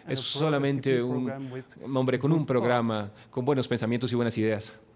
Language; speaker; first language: Spanish; non-native, fluent; Dutch